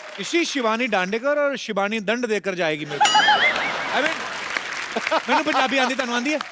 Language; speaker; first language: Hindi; non-native, local second language; Punjabi